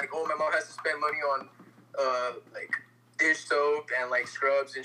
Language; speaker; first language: English; native; English